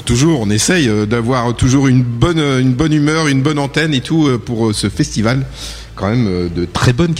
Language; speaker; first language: French; native; French